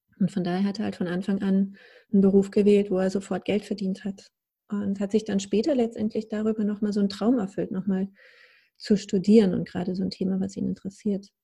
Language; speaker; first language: German; native; German